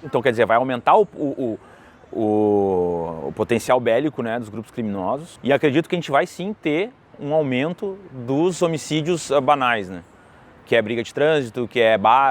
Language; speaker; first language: Portuguese; native; Portuguese